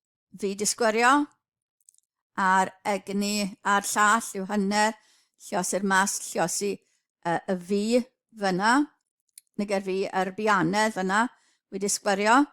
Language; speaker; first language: Welsh; native; Welsh